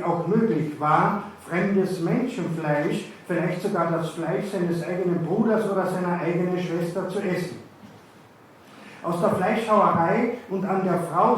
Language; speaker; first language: German; native; German